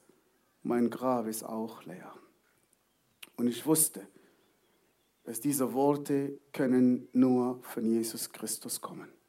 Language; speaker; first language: German; non-native, fluent; Arabic